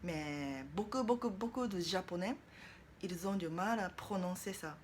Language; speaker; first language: French; non-native, learner; Japanese